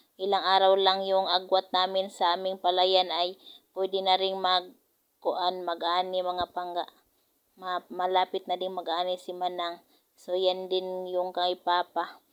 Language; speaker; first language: Filipino; non-native, local second language; Cebuano